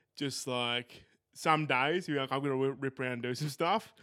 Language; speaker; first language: English; native; English